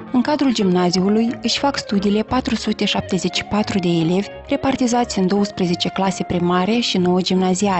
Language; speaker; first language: Romanian; native; Romanian